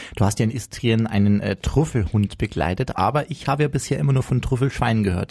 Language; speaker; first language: German; native; German